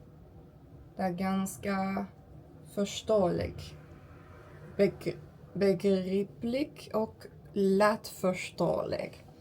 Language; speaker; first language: Swedish; non-native, learner; Turkish